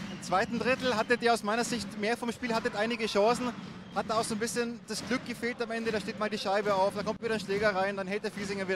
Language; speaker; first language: German; native; German